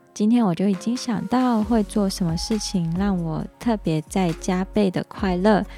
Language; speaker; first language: Chinese; non-native, local second language; Cantonese